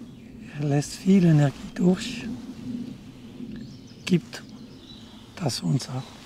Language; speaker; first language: German; non-native, local second language; French